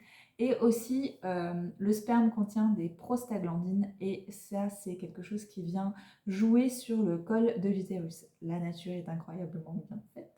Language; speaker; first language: French; native; French